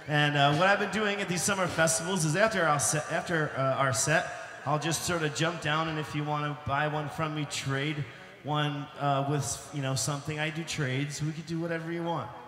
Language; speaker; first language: English; native; English